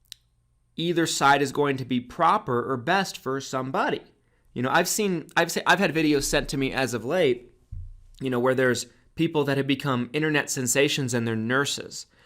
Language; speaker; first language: English; native; English